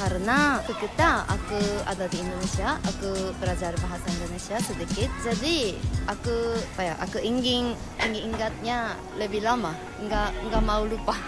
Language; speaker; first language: Indonesian; non-native, learner; Japanese